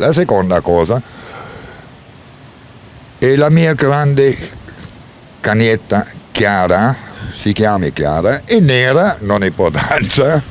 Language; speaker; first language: Italian; non-native, learner; German